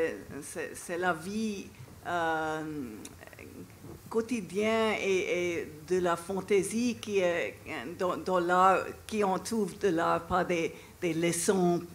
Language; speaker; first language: French; non-native, fluent; English